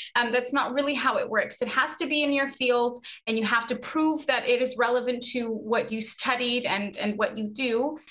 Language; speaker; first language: English; early bilingual, other home language; Spanish